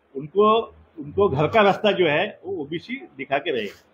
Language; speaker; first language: Hindi; non-native, local second language; Marathi